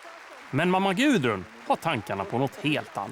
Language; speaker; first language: Swedish; native; Swedish